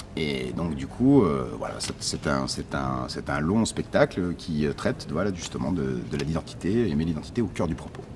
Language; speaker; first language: French; early bilingual, other home language; Arabic